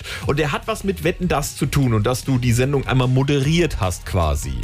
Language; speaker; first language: German; native; German